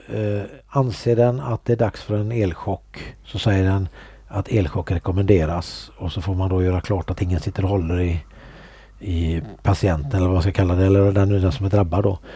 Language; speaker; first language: Swedish; native; Swedish